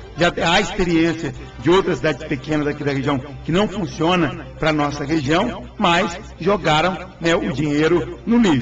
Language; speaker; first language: Portuguese; native; Portuguese